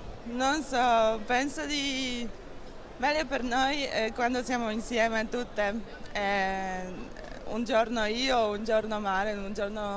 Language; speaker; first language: Italian; non-native, learner; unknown